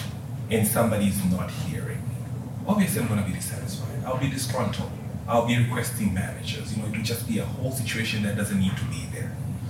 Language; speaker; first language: English; non-native, local second language; Swahili